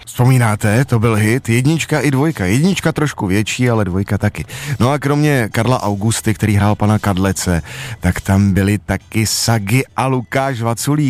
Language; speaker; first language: Czech; native; Czech